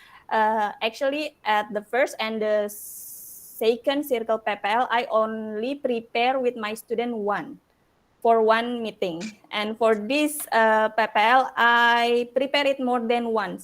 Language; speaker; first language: English; non-native, learner; Indonesian